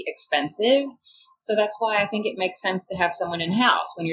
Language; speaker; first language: English; native; English